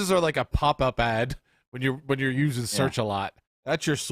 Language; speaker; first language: English; native; English